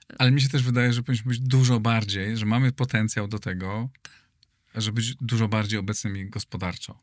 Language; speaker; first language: Polish; native; Polish